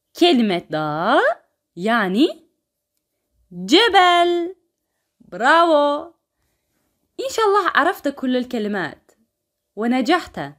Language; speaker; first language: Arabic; non-native, fluent; Turkish